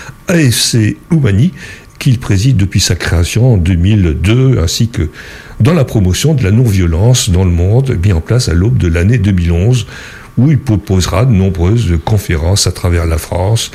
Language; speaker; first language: French; native; French